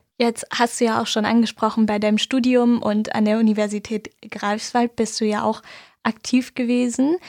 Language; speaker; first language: German; native; German